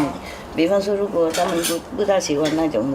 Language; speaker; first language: Chinese; non-native, fluent; Vietnamese